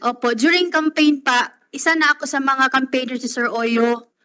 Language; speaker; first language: Filipino; non-native, local second language; Cebuano